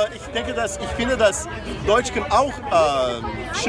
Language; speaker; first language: German; non-native, fluent; Portuguese